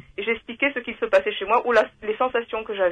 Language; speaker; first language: French; native; French